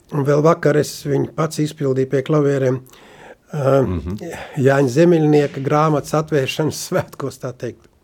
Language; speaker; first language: Latvian; native; Latvian